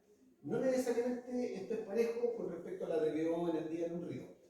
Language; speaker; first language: Spanish; native; Spanish